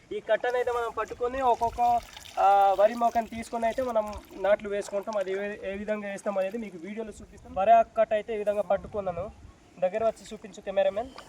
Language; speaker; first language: Telugu; non-native, local second language; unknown